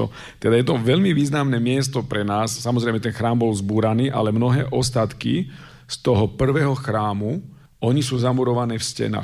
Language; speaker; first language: Slovak; native; Slovak